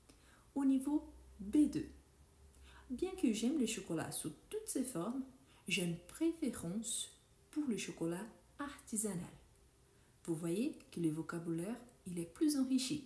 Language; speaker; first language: French; non-native, fluent; Portuguese